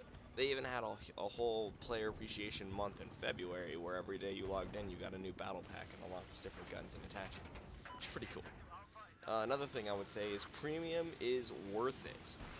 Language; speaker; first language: English; native; English